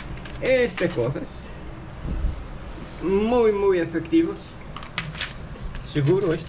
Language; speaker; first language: Spanish; non-native, fluent; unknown